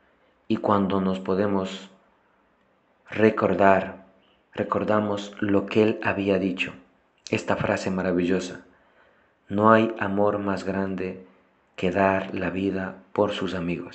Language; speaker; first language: Spanish; non-native, fluent; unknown